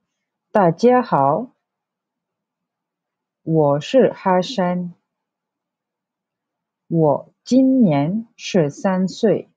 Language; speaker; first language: Chinese; non-native, local second language; Malay